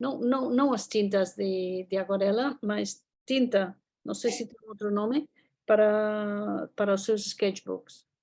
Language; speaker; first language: Portuguese; non-native, fluent; Spanish